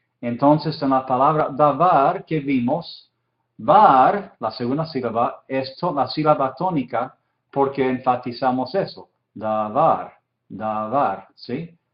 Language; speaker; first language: Spanish; non-native, fluent; English